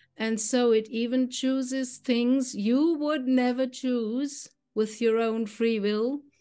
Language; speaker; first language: English; non-native, fluent; German